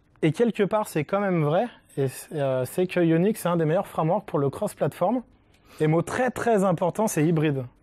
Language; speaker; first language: French; native; French